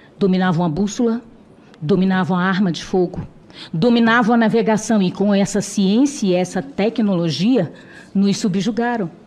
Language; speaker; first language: Portuguese; non-native, local second language; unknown